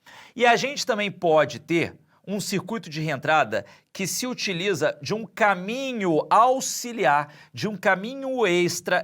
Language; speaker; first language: Portuguese; native; Portuguese